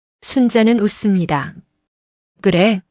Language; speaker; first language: Korean; native; Korean